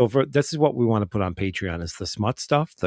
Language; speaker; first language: English; native; English